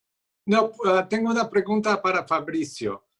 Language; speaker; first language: Spanish; non-native, fluent; Portuguese